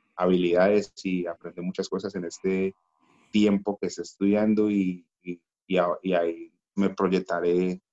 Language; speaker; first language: Spanish; native; Spanish